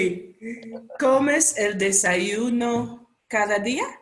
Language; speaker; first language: Spanish; non-native, learner; English